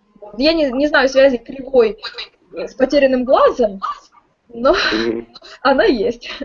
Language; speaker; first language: Russian; native; Russian